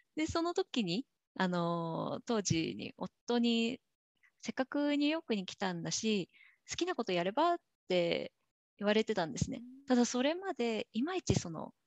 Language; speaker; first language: Japanese; native; Japanese